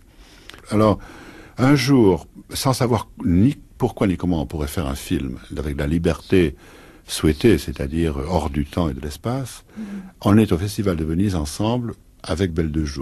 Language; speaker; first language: French; native; French